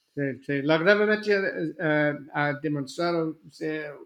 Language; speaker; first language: Spanish; non-native, learner; English